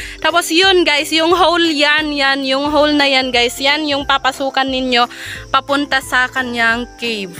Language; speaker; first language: Filipino; non-native, local second language; Iloko